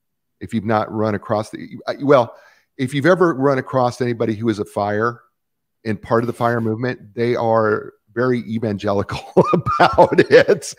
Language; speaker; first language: English; native; English